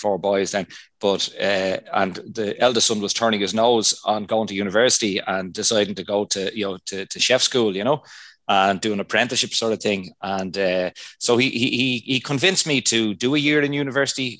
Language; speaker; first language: English; non-native, local second language; Irish